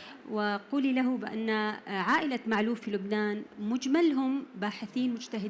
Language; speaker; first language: Arabic; native; Arabic